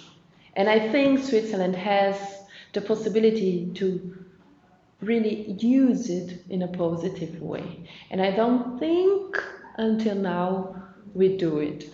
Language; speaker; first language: English; non-native, fluent; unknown